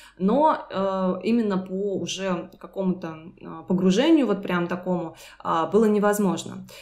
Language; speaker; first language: Russian; native; Russian